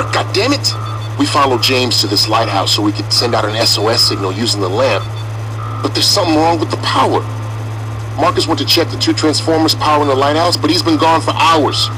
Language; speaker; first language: English; native; English